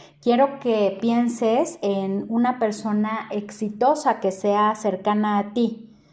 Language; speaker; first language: Spanish; native; Spanish